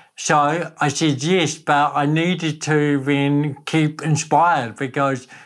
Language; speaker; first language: English; native; English